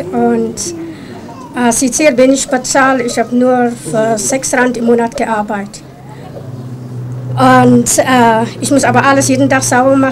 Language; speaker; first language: German; non-native, local second language; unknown